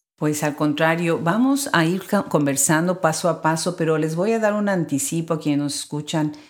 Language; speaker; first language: Spanish; native; Spanish